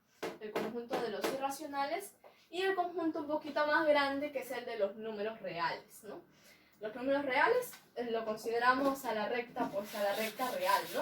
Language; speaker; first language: Spanish; native; Spanish